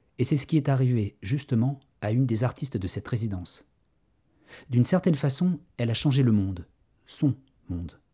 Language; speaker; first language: French; native; French